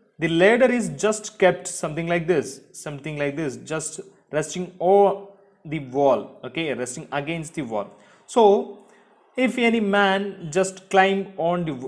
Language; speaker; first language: English; non-native, local second language; Tamil